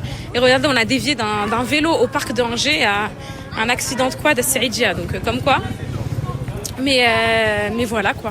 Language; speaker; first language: French; native; French